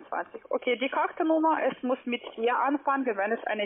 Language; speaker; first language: German; non-native, fluent; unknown